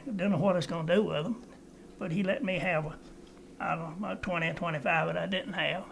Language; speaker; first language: English; native; English